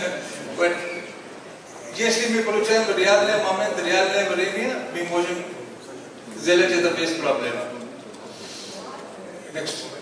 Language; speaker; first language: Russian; non-native, learner; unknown